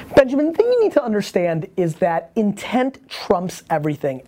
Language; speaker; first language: English; early bilingual, other home language; Russian